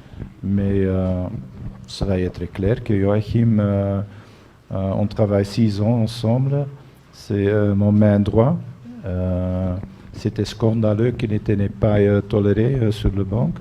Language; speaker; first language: French; non-native, fluent; Dutch